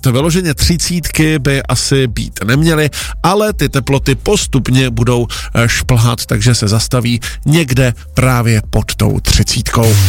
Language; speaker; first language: Czech; native; Czech